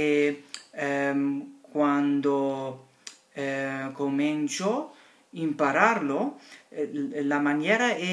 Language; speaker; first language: Italian; non-native, learner; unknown